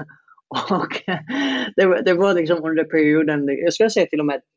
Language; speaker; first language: Swedish; non-native, fluent; Arabic